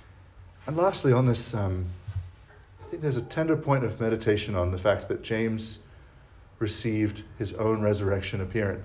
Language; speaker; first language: English; native; English